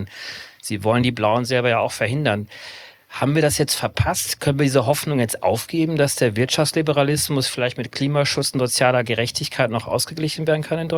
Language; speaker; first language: German; native; German